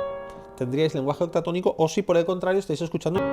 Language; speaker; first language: Spanish; native; Spanish